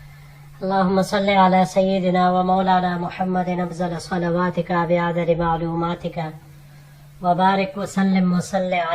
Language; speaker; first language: Arabic; non-native, fluent; Urdu